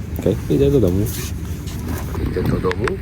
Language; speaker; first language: Polish; non-native, learner; Hungarian